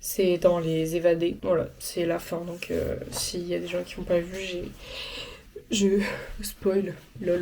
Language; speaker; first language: French; native; French